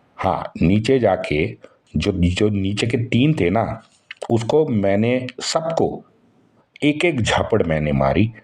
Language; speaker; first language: Hindi; non-native, local second language; Marathi